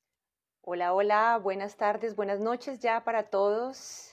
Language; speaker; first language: Spanish; native; Spanish